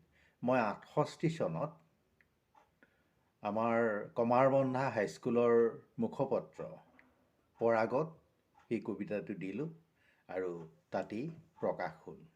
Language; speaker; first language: Assamese; native; Assamese